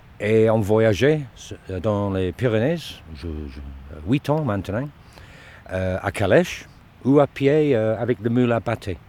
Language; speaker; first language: French; non-native, learner; Dutch